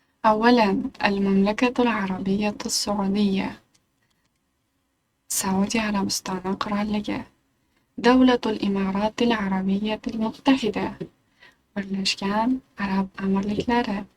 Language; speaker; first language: Arabic; non-native, local second language; Uzbek